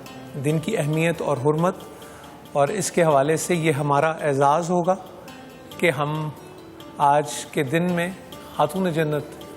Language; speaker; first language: Urdu; native; Urdu